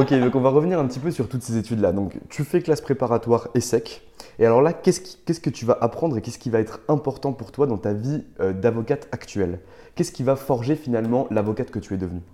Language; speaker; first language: French; native; French